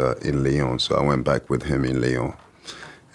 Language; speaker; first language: English; non-native, fluent; French